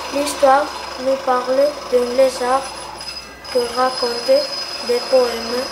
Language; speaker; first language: French; non-native, learner; Catalan